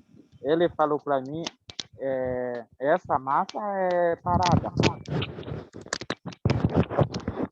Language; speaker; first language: Portuguese; non-native, learner; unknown